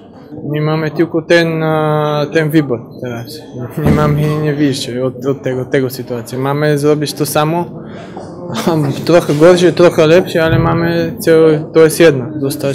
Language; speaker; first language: Polish; non-native, learner; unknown